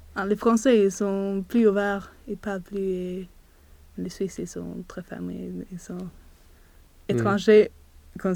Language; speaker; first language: French; non-native, learner; Swedish